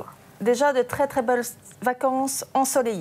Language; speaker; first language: French; native; French